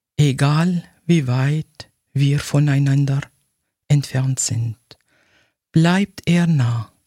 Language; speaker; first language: German; non-native, fluent; Arabic